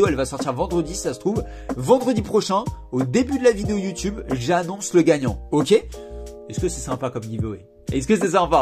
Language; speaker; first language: French; native; French